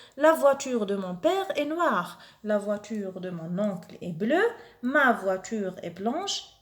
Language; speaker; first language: French; non-native, local second language; Arabic